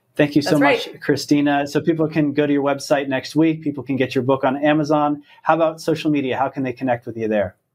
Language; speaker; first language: English; native; English